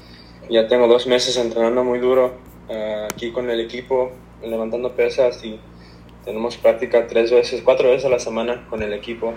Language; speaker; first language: Spanish; early bilingual, heritage; Spanish